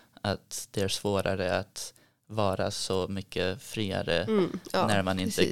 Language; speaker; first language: Swedish; early bilingual, heritage; Swedish